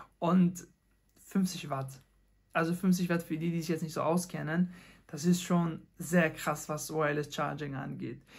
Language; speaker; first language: German; non-native, fluent; Persian